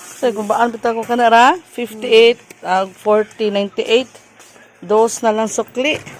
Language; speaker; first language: Filipino; non-native, local second language; Cebuano